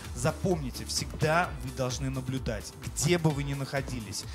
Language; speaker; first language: Russian; native; Russian